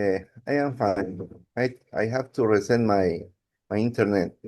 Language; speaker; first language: English; non-native, learner; Spanish